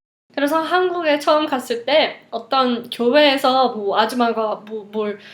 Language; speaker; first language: Korean; non-native, fluent; English